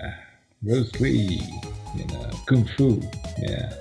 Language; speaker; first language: English; non-native, fluent; Croatian